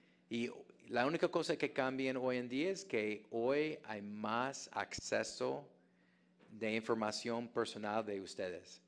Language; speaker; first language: Spanish; non-native, fluent; English